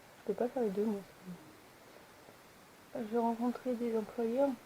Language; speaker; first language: French; native; French